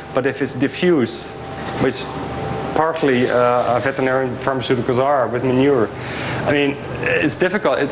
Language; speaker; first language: English; non-native, fluent; Dutch